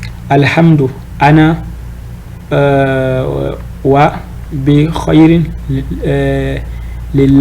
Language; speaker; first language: Arabic; non-native, fluent; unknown